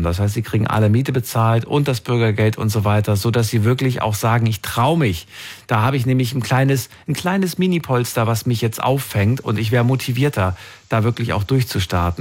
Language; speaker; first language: German; native; German